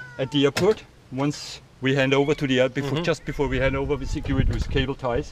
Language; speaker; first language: English; non-native, fluent; German